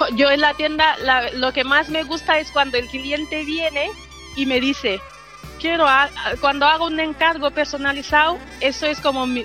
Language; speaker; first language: Spanish; non-native, fluent; Wolof